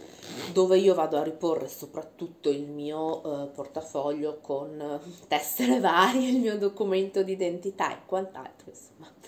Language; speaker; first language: Italian; native; Italian